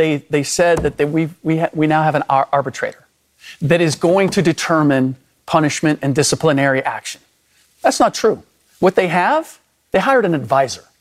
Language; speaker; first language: English; early bilingual, other home language; German